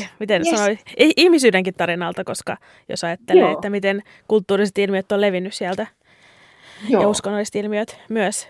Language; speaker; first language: Finnish; native; Finnish